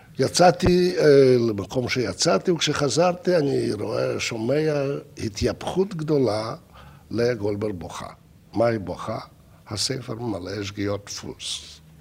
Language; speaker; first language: Hebrew; non-native, fluent; Russian